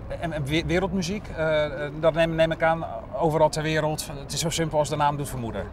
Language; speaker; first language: Dutch; native; Dutch